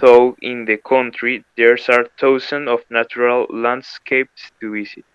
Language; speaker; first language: English; non-native, learner; Spanish